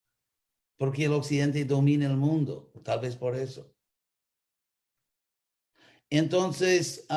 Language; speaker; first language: Spanish; non-native, fluent; English